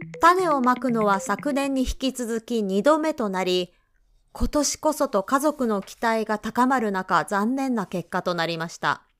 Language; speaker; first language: Japanese; native; Japanese